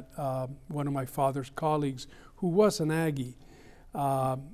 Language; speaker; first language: English; early bilingual, other home language; Spanish